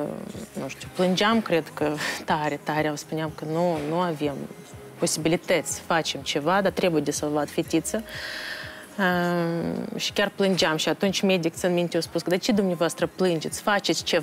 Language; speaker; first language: Romanian; non-native, local second language; Russian